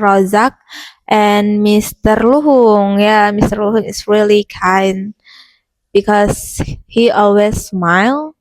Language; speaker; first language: English; non-native, learner; Indonesian